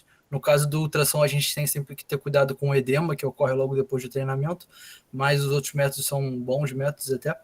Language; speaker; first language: Portuguese; native; Portuguese